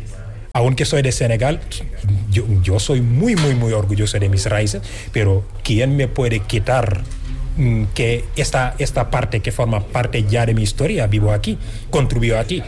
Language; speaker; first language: Spanish; non-native, fluent; Wolof